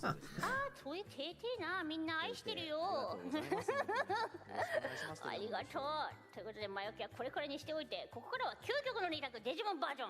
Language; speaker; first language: Japanese; native; Japanese